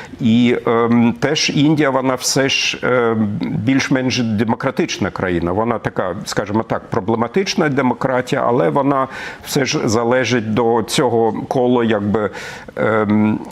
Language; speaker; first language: Ukrainian; non-native, fluent; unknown